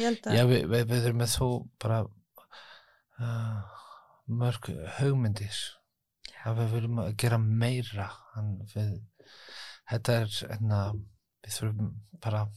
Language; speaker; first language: Icelandic; non-native, learner; French